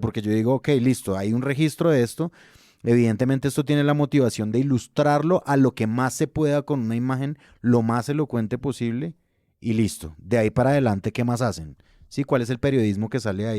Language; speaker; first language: Spanish; native; Spanish